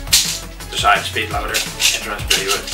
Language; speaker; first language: English; non-native, fluent; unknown